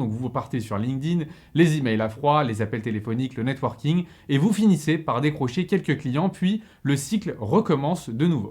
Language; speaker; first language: French; native; French